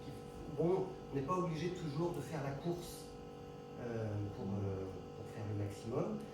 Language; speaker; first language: French; native; French